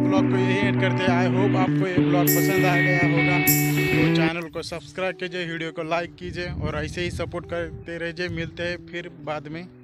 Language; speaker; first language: Hindi; non-native, local second language; Marathi